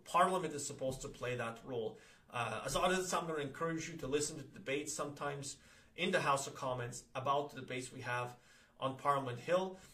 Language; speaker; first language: English; early bilingual, other home language; Polish